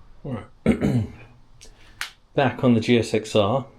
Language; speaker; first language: English; native; English